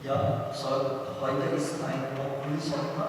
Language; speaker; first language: German; non-native, learner; Indonesian